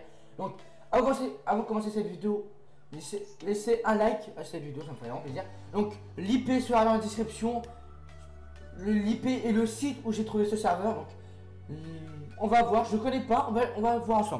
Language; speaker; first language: French; native; French